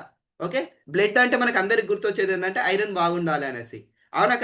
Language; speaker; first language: Telugu; native; Telugu